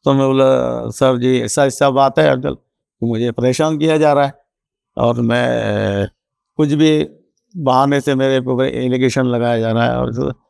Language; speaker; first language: Hindi; non-native, local second language; Marathi